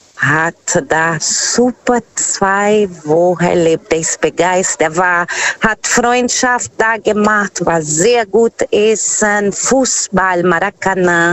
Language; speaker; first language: German; non-native, fluent; Portuguese